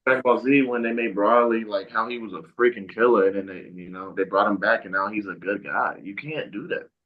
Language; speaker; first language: English; native; English